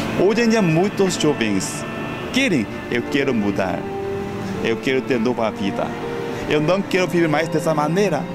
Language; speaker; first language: Portuguese; non-native, fluent; Korean